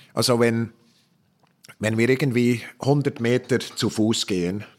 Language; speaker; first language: German; native; German